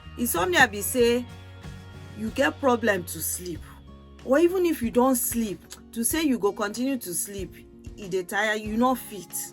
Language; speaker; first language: Nigerian Pidgin; non-native, local second language; Yoruba